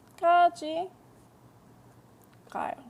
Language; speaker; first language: Korean; non-native, fluent; English